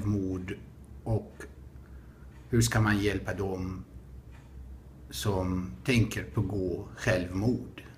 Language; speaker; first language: Swedish; non-native, fluent; Arabic